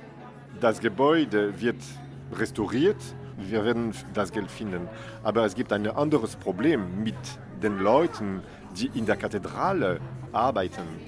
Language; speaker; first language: German; non-native, fluent; French